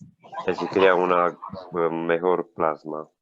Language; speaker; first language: Spanish; non-native, learner; Italian